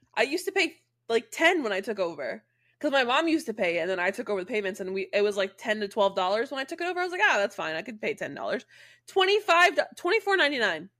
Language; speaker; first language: English; native; English